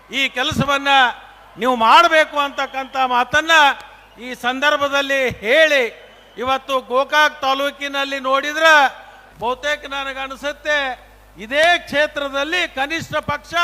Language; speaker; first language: Kannada; native; Kannada